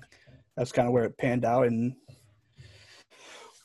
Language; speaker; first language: English; native; English